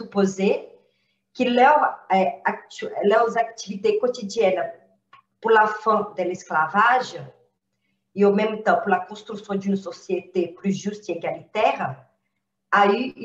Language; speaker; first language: French; non-native, fluent; Portuguese